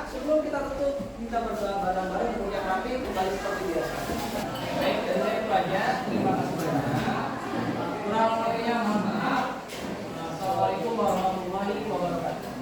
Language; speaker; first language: Indonesian; native; Indonesian